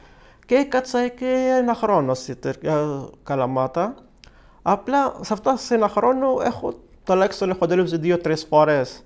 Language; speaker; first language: Greek; early bilingual, other home language; Arabic